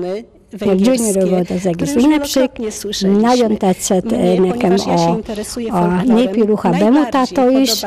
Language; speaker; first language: Hungarian; non-native, learner; Polish